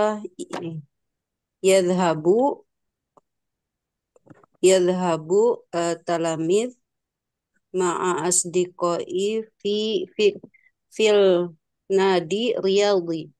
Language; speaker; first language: Arabic; non-native, learner; Indonesian